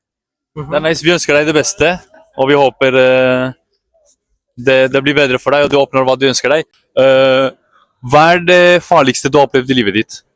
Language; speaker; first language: Norwegian; native; Norwegian